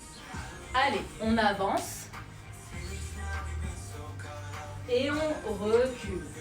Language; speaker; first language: French; native; French